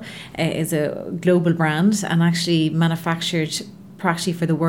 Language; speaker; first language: English; native; English